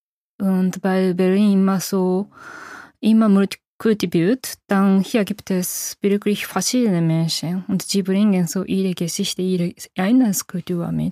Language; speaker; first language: German; non-native, fluent; Japanese